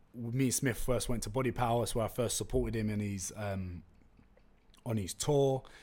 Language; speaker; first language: English; non-native, local second language; Turkish